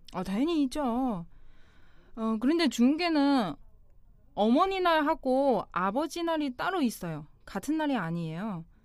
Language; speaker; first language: Korean; non-native, fluent; Chinese